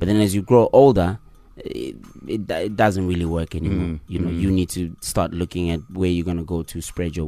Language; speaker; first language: English; non-native, local second language; Tswana